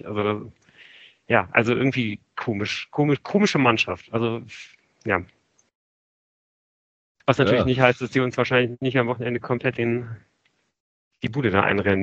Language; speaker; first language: German; native; German